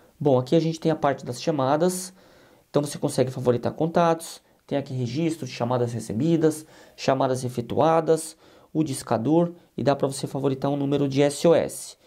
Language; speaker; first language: Portuguese; native; Portuguese